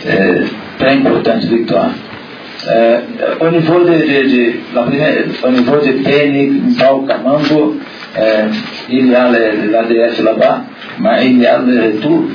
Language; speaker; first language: French; non-native, learner; Portuguese